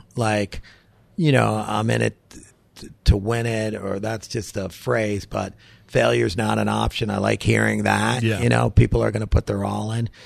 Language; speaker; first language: English; native; English